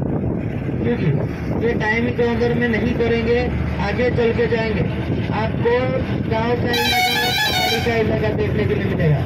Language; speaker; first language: Hindi; non-native, local second language; Odia